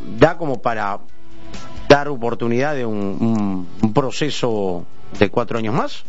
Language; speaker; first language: Spanish; native; Spanish